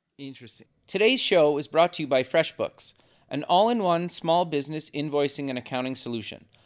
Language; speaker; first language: English; native; English